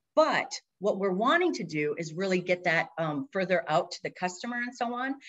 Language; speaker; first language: English; native; English